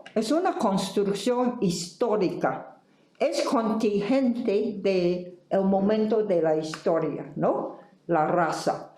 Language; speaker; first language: Spanish; non-native, fluent; Chinese